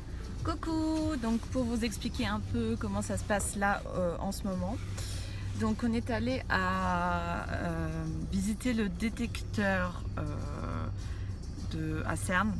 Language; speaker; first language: French; early bilingual, other home language; Russian